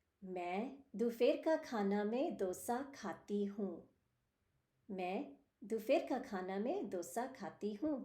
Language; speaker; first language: Hindi; early bilingual, heritage; Hindi